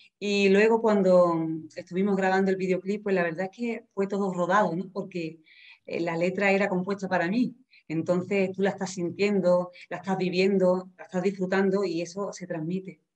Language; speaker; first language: Spanish; native; Spanish